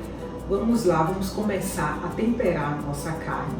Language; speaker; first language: Portuguese; native; Portuguese